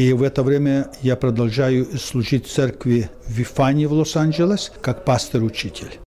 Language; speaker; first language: Russian; early bilingual, heritage; Russian